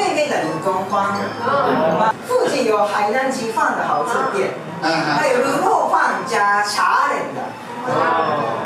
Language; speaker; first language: Chinese; non-native, fluent; Japanese